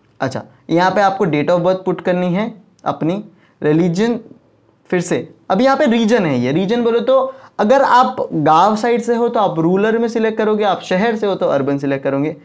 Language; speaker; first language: Hindi; non-native, local second language; Marwari